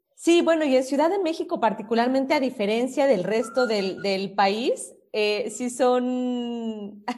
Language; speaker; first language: Spanish; native; Spanish